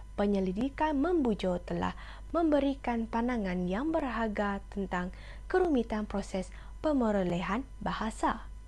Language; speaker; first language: Malay; non-native, local second language; Iban